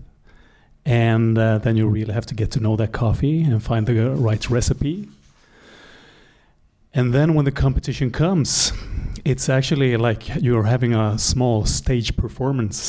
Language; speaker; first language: English; non-native, fluent; Swedish